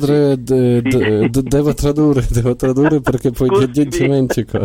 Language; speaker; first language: Italian; non-native, fluent; Ukrainian